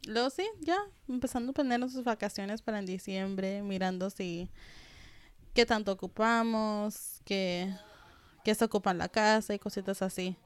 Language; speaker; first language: Spanish; early bilingual, heritage; Spanish